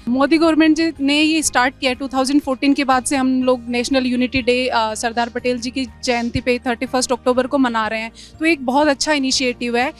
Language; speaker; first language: Hindi; native; Hindi